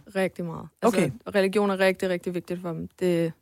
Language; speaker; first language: Danish; early bilingual, other home language; Armenian